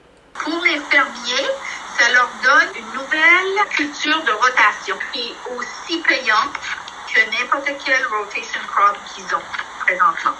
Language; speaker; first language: French; native; French